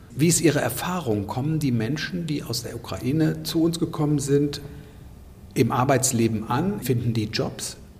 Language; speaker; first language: German; native; German